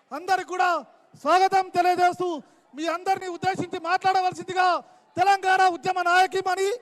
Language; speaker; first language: Telugu; native; Telugu